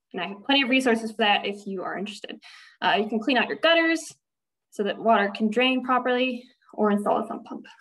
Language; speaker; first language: English; native; English